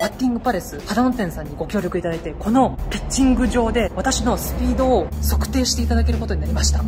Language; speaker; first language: Japanese; native; Japanese